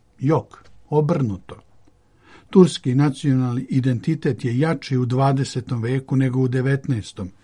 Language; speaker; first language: Serbian; native; Serbian